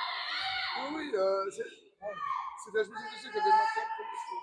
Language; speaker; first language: French; native; French